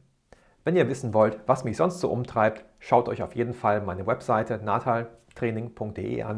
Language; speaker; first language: German; native; German